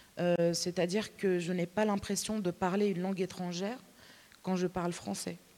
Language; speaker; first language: French; native; French